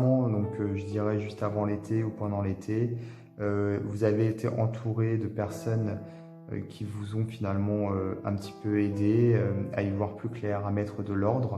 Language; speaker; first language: French; native; French